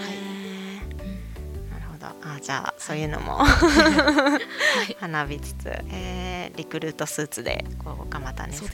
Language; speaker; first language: Japanese; native; Japanese